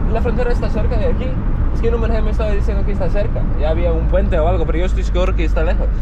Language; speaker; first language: Spanish; non-native, fluent; English